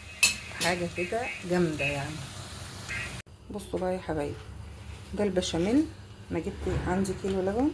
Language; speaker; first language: Arabic; native; Arabic